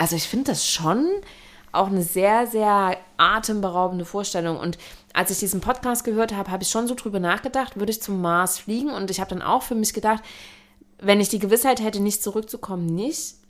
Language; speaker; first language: German; native; German